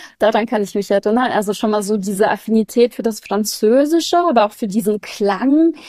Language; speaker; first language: German; early bilingual, other home language; Russian